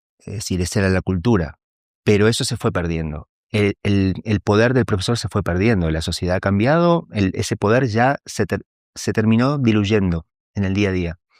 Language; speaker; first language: Spanish; native; Spanish